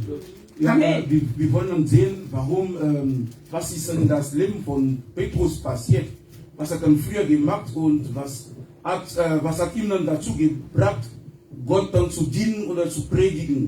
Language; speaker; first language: German; non-native, fluent; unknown